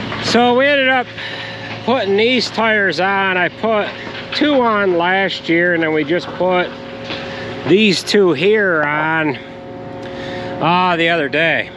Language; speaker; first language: English; native; English